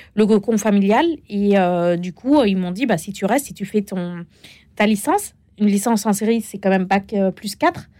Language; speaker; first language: French; non-native, fluent; Arabic